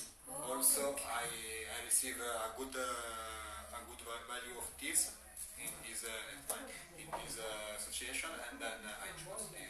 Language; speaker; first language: English; non-native, learner; Italian